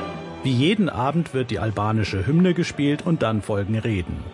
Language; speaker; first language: German; native; German